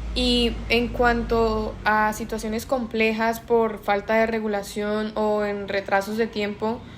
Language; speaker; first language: Spanish; native; Spanish